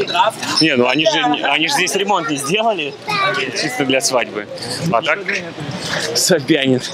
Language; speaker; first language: Russian; native; Russian